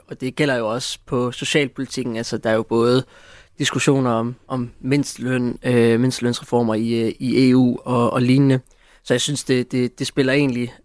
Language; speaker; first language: Danish; native; Danish